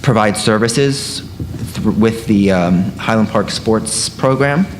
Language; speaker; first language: English; native; English